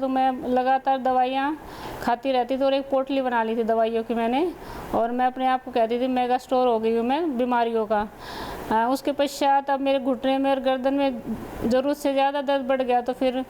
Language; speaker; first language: Hindi; native; Hindi